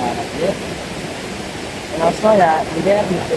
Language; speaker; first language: English; non-native, learner; Indonesian